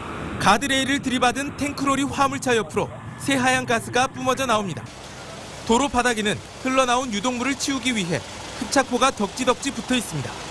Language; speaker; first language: Korean; native; Korean